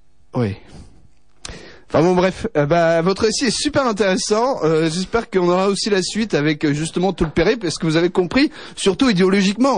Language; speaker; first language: French; native; French